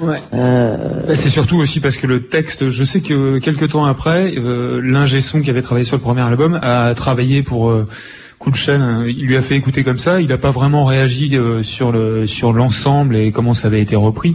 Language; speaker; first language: French; native; French